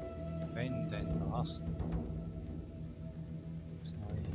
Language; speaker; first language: German; native; German